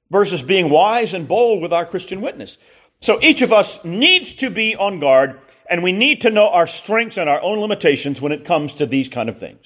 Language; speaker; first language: English; native; English